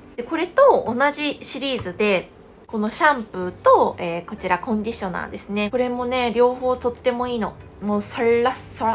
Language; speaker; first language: Japanese; non-native, fluent; Korean